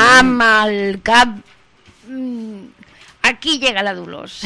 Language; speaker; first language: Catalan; non-native, local second language; Spanish